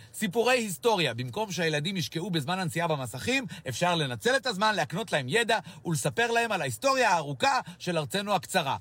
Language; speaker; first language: Hebrew; native; Hebrew